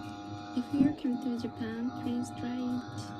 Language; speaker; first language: English; non-native, learner; Japanese